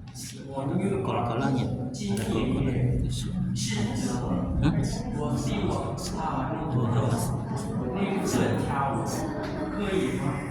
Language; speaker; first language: Chinese; non-native, learner; Indonesian